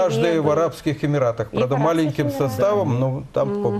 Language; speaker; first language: Russian; native; Russian